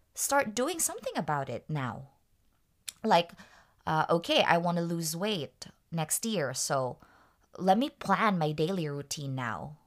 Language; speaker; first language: English; non-native, local second language; Waray